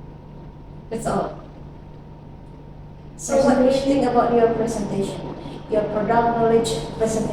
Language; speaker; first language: English; non-native, fluent; Indonesian